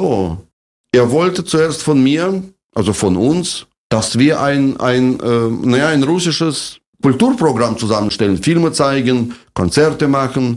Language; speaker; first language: German; non-native, fluent; Russian